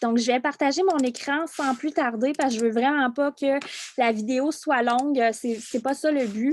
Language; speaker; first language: French; native; French